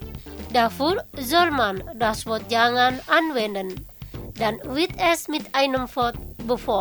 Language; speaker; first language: German; non-native, fluent; Indonesian